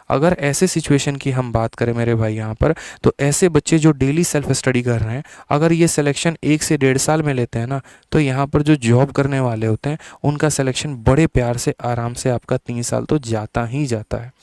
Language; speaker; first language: Hindi; native; Hindi